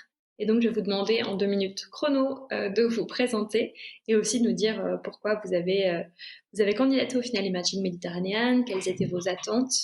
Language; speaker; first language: French; native; French